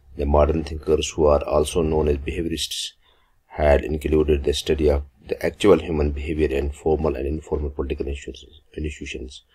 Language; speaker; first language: English; non-native, local second language; Kashmiri